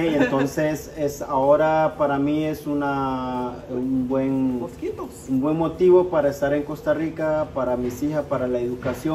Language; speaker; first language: Spanish; non-native, local second language; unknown